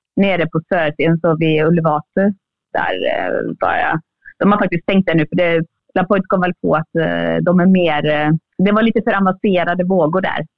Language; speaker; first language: Swedish; native; Swedish